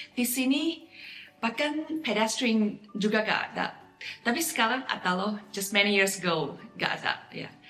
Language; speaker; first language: Indonesian; non-native, fluent; Chinese